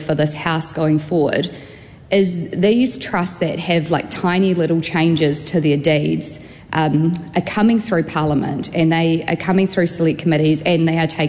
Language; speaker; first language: English; native; English